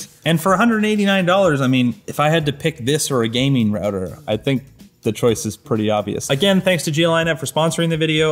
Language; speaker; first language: English; native; English